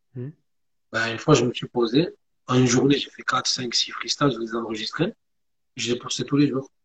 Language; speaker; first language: French; early bilingual, other home language; Arabic